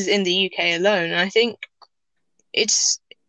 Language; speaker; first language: English; native; English